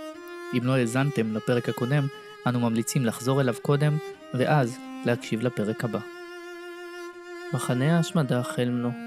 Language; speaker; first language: Hebrew; native; Hebrew